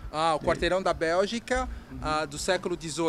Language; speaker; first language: Portuguese; native; Portuguese